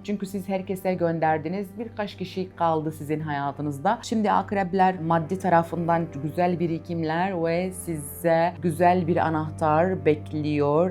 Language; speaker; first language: Turkish; non-native, fluent; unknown